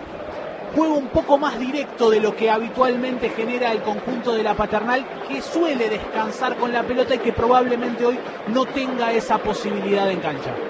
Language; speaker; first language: Spanish; native; Spanish